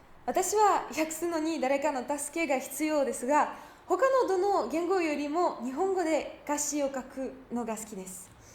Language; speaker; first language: Japanese; non-native, learner; Russian